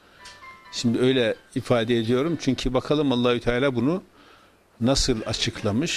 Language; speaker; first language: Turkish; native; Turkish